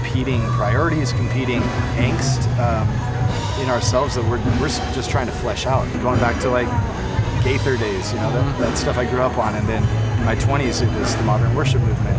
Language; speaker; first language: English; native; English